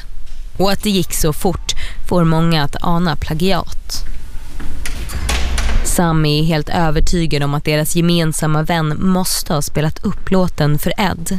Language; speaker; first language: Swedish; native; Swedish